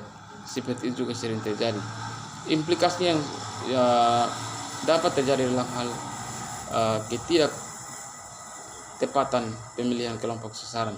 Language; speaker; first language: Indonesian; native; Indonesian